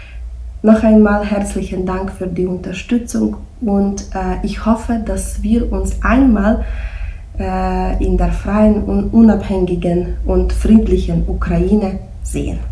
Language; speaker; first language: German; non-native, fluent; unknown